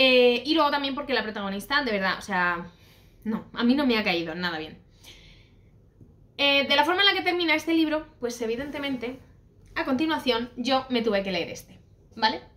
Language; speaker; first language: Spanish; native; Spanish